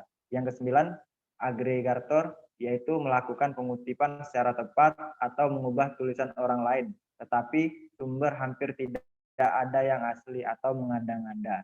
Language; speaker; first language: Indonesian; native; Indonesian